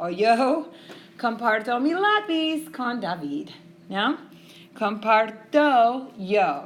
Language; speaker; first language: Spanish; non-native, fluent; English